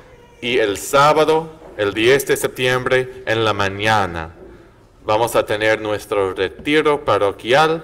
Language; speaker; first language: Spanish; non-native, fluent; English